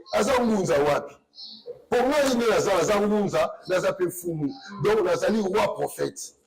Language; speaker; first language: Lingala; non-native, local second language; Kongo